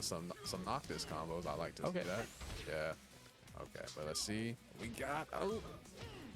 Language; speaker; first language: English; native; English